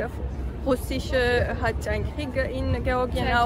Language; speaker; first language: German; non-native, learner; Georgian